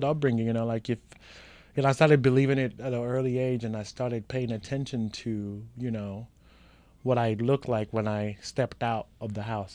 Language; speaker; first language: English; non-native, local second language; Yoruba